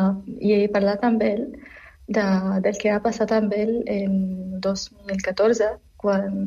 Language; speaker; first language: Catalan; non-native, learner; Arabic